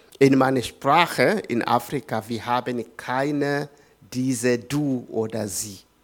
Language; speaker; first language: German; non-native, learner; Swahili